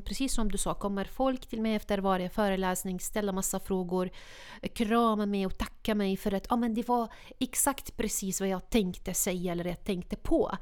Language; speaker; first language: Swedish; non-native, fluent; Arabic